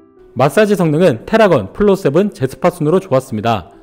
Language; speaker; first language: Korean; native; Korean